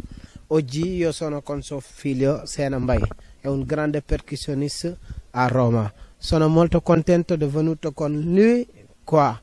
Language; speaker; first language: Italian; non-native, learner; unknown